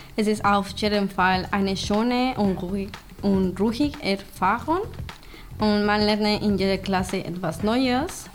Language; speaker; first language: German; non-native, learner; Spanish